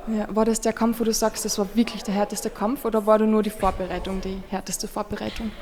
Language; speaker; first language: German; native; German